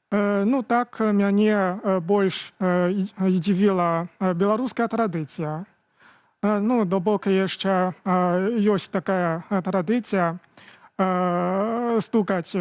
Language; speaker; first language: Belarusian; non-native, fluent; Chinese